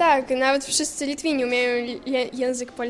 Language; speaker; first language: Polish; early bilingual, heritage; Polish